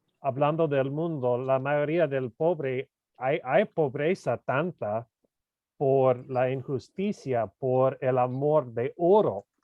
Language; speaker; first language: Spanish; non-native, fluent; English